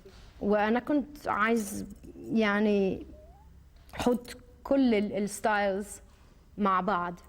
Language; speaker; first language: Arabic; early bilingual, heritage; Arabic